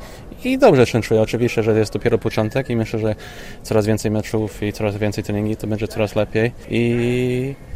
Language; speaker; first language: Polish; early bilingual, heritage; English